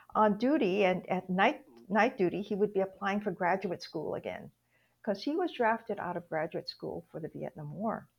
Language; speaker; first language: English; native; English